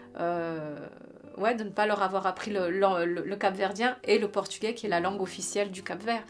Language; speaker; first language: French; early bilingual, other home language; Kabuverdianu